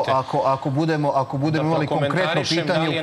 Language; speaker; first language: Serbian; native; Serbian